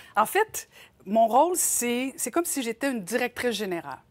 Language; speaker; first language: French; native; French